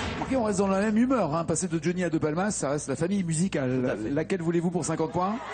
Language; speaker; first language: French; native; French